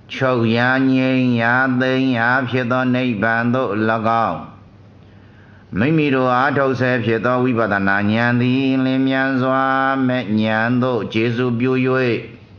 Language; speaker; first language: Burmese; native; Burmese